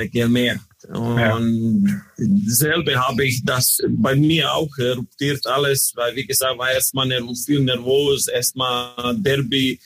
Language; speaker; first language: German; non-native, learner; Croatian